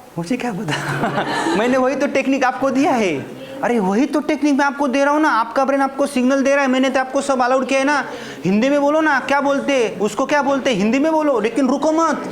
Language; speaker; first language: Hindi; non-native, local second language; Marathi